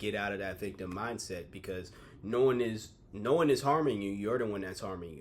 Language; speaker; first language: English; native; English